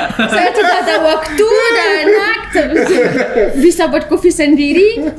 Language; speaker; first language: Indonesian; non-native, learner; French